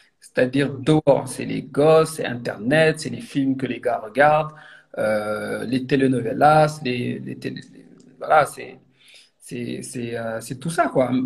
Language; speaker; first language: French; non-native, local second language; Wolof